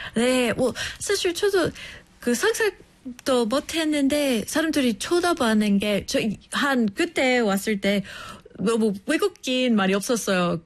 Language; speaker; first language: Korean; non-native, fluent; English